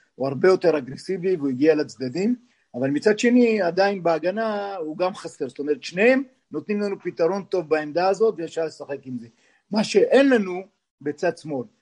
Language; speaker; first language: Hebrew; native; Hebrew